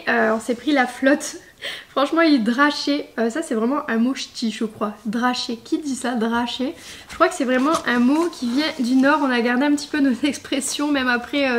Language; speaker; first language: French; native; French